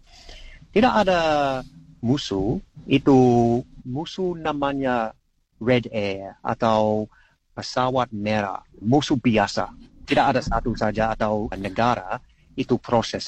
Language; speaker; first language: Indonesian; non-native, learner; English